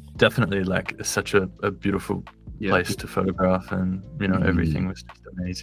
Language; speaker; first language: English; native; English